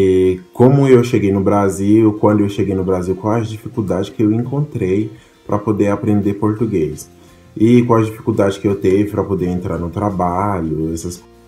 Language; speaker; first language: Portuguese; non-native, fluent; Haitian Creole